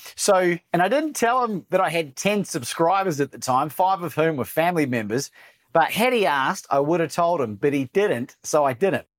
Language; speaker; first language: English; native; English